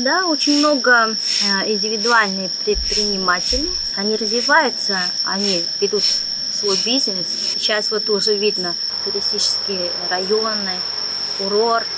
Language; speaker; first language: Russian; early bilingual, other home language; Vietnamese